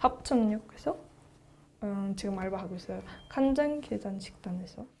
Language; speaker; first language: Korean; non-native, fluent; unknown